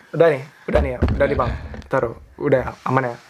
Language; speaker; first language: Indonesian; native; Indonesian